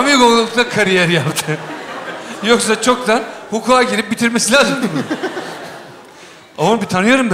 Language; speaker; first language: Turkish; native; Turkish